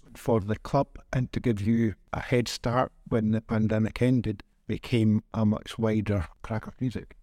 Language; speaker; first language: English; native; English